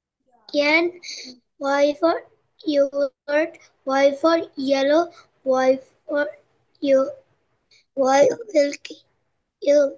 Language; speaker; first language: English; non-native, learner; Bangla